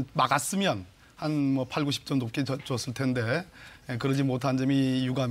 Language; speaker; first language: Korean; native; Korean